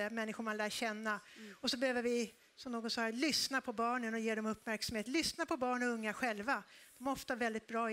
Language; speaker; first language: Swedish; native; Swedish